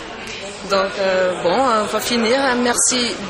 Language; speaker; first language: French; non-native, local second language; Dutch